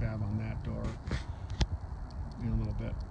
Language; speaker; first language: English; native; English